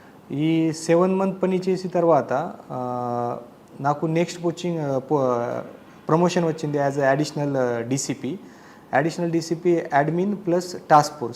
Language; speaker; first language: Telugu; non-native, fluent; Marathi